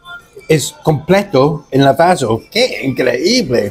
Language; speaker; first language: Spanish; non-native, learner; English